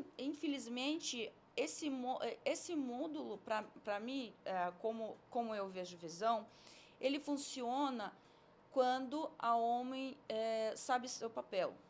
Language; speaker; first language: Portuguese; non-native, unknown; Russian